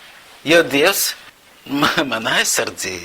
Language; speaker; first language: Latvian; non-native, local second language; Russian